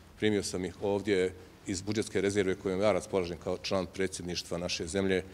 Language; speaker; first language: Bosnian; native; Bosnian